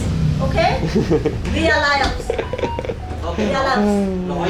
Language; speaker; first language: English; non-native, learner; Vietnamese